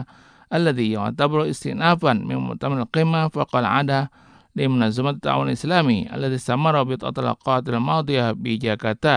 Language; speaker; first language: Arabic; non-native, fluent; Indonesian